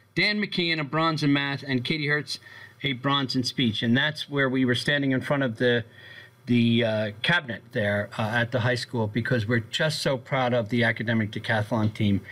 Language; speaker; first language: English; native; English